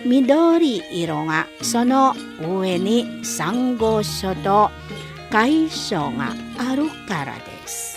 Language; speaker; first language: Japanese; non-native, fluent; Indonesian